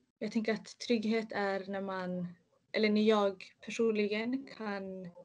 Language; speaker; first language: Swedish; early bilingual, other home language; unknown